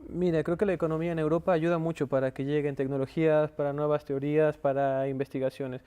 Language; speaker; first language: Spanish; native; Spanish